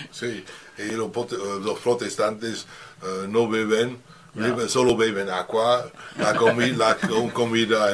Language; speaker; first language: Spanish; non-native, learner; French